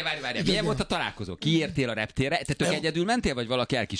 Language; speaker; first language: Hungarian; native; Hungarian